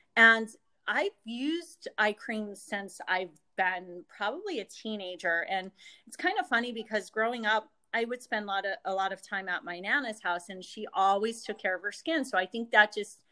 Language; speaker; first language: English; native; English